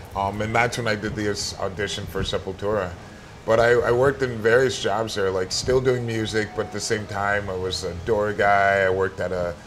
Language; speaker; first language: English; native; English